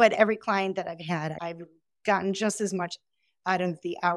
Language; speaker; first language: English; native; English